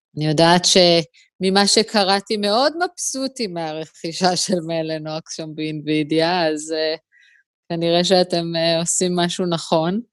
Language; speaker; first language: Hebrew; native; Hebrew